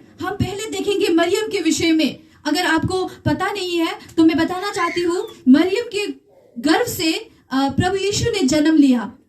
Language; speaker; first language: Hindi; non-native, local second language; Nepali